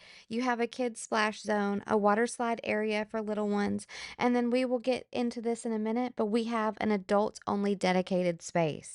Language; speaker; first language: English; native; English